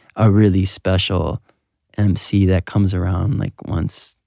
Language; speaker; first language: English; native; English